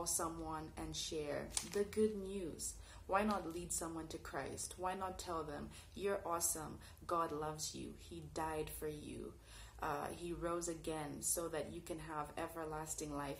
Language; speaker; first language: English; native; English